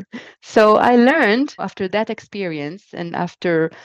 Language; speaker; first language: English; non-native, fluent; Hebrew